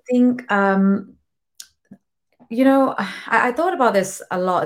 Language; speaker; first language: English; non-native, fluent; Thai